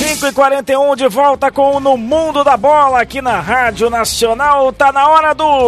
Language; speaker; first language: Portuguese; native; Portuguese